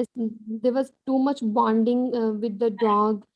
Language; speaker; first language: English; non-native, learner; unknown